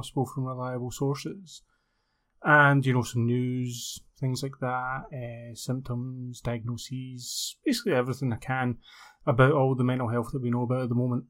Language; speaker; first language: English; native; English